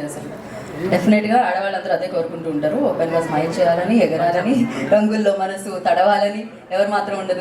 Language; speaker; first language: Telugu; native; Telugu